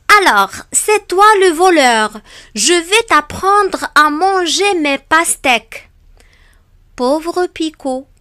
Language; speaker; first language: French; non-native, local second language; Arabic